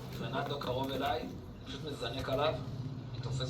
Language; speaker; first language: Hebrew; native; Hebrew